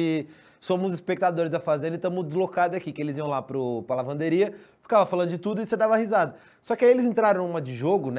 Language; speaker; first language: Portuguese; native; Portuguese